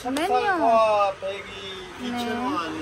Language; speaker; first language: Korean; non-native, learner; Urdu